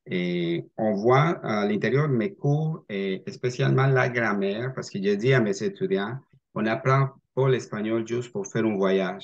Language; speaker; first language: French; non-native, fluent; Spanish